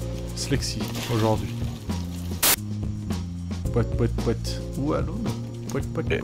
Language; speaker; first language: French; native; French